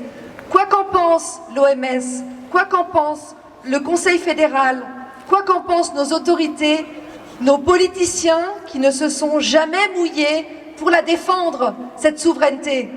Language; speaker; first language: French; native; French